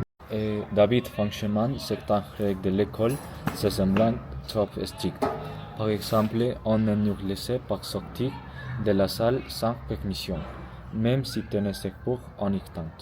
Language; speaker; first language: French; non-native, learner; Spanish